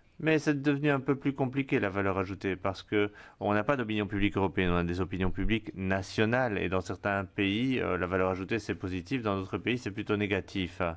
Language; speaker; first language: French; non-native, fluent; Spanish